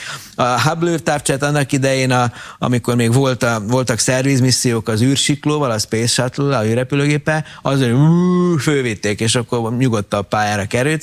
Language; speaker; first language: Hungarian; native; Hungarian